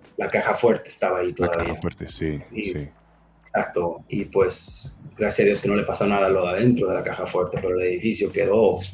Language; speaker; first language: Spanish; early bilingual, heritage; Spanish